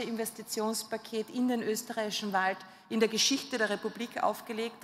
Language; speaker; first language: German; native; German